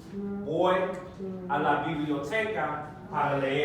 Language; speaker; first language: Spanish; non-native, fluent; English